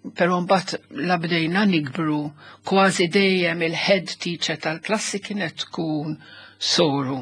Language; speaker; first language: Maltese; non-native, local second language; Italian